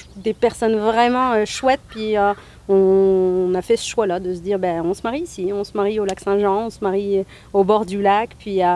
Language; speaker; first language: French; native; French